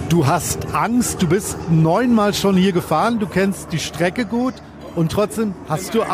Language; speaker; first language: German; native; German